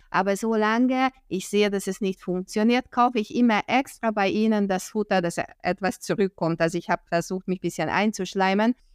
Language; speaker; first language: German; non-native, fluent; Hungarian